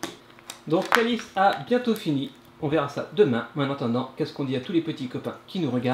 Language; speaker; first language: French; native; French